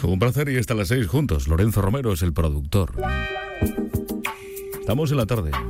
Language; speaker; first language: Spanish; native; Spanish